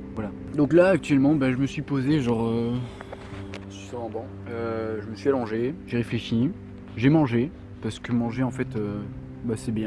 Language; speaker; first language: French; native; French